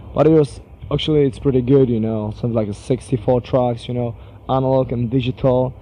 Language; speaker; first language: English; non-native, fluent; Polish